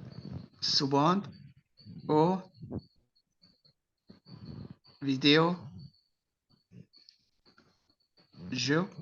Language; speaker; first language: French; non-native, learner; Spanish